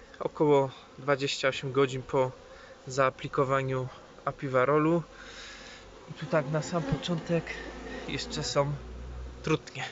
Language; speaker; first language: Polish; native; Polish